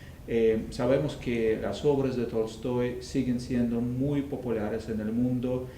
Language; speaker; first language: Spanish; non-native, fluent; Russian